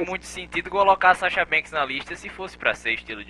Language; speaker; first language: Portuguese; native; Portuguese